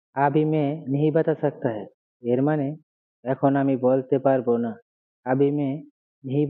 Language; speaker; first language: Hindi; non-native, fluent; Bangla